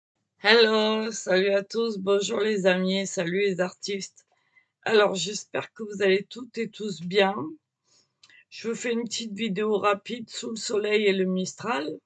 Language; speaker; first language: French; native; French